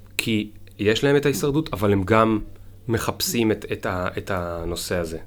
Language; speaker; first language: Hebrew; native; Hebrew